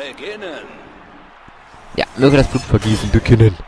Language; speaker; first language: German; native; German